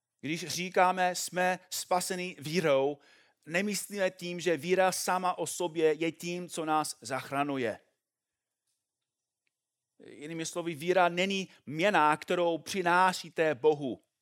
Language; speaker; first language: Czech; non-native, fluent; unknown